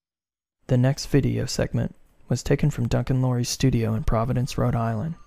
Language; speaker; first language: English; native; English